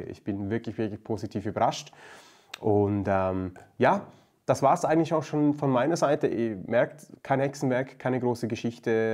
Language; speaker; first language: German; native; German